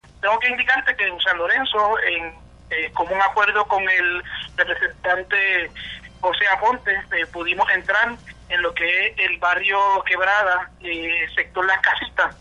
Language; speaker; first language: Spanish; native; Spanish